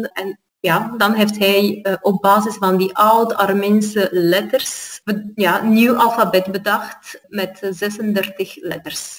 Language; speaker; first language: Dutch; non-native, fluent; Armenian